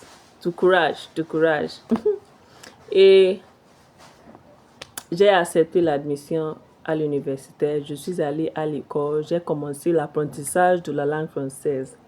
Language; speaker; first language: French; non-native, fluent; Igbo